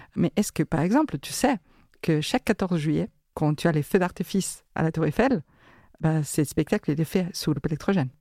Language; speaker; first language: French; non-native, fluent; Spanish